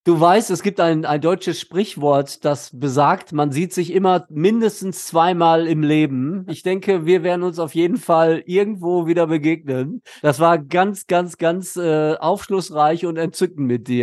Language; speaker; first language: German; native; German